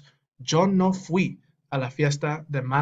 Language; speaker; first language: Spanish; non-native, fluent; English